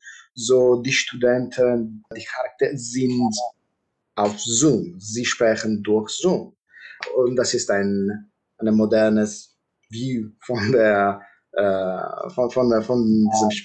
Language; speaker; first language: German; non-native, fluent; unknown